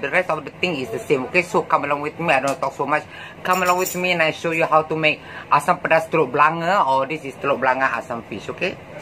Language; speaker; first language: English; non-native, local second language; Malay